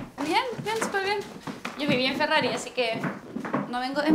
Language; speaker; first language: Spanish; native; Spanish